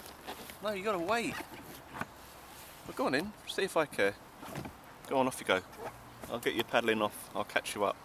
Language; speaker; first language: English; native; English